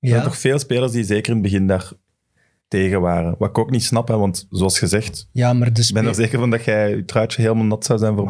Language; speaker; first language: Dutch; native; Dutch